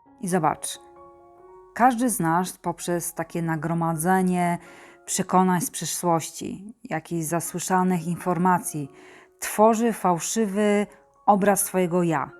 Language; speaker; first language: Polish; native; Polish